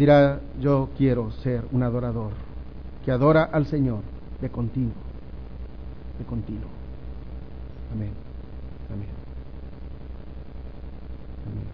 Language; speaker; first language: Spanish; native; Spanish